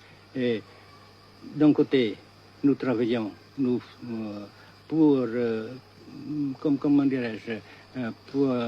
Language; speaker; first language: French; non-native, fluent; Vietnamese